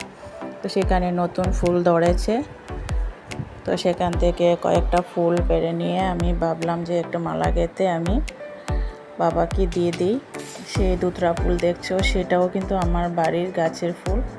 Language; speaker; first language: Bangla; native; Bangla